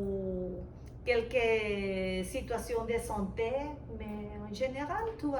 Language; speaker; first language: French; non-native, fluent; Spanish